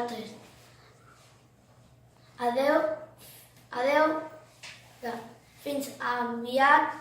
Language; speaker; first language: Catalan; non-native, learner; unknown